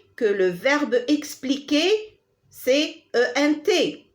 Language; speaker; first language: French; non-native, local second language; Arabic